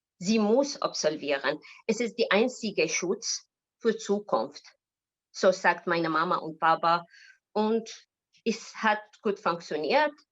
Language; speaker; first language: German; non-native, learner; Arabic